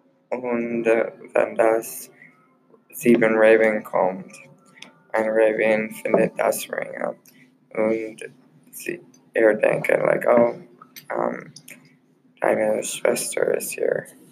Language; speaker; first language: German; non-native, learner; English